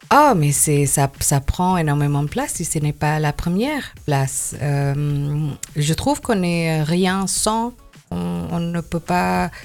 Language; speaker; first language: French; non-native, fluent; Indonesian